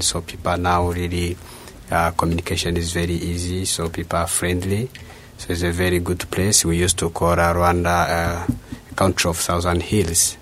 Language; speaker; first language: English; non-native, local second language; Kinyarwanda